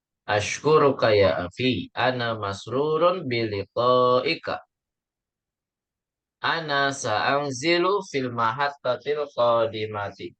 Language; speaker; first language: Arabic; non-native, fluent; Indonesian